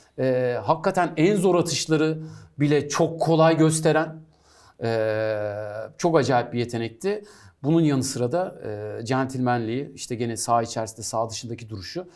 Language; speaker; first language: Turkish; native; Turkish